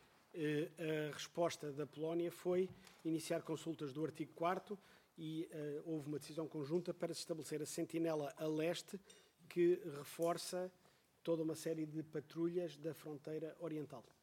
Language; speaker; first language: Portuguese; native; Portuguese